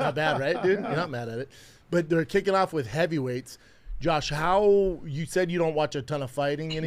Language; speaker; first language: English; native; English